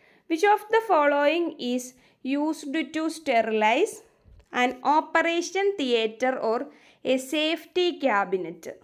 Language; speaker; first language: English; non-native, local second language; Malayalam